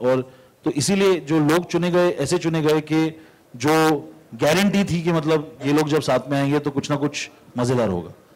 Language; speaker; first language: Hindi; native; Hindi